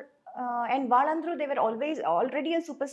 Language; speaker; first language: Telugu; non-native, fluent; Tamil